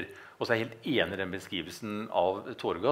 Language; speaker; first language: Norwegian; native; Norwegian